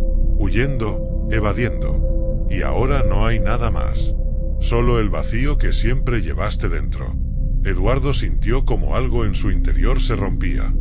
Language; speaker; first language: Spanish; native; Spanish